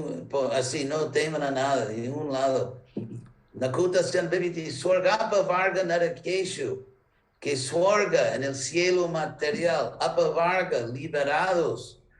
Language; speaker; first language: Spanish; non-native, fluent; English